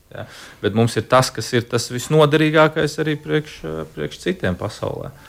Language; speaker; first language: Latvian; native; Latvian